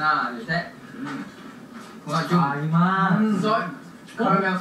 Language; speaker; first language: Korean; non-native, fluent; Thai